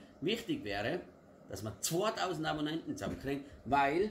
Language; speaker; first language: German; native; German